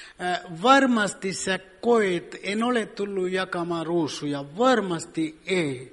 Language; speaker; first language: Finnish; non-native, fluent; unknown